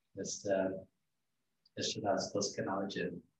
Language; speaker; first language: Polish; non-native, learner; English